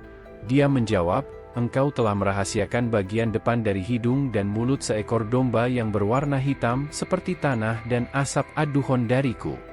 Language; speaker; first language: Indonesian; native; Indonesian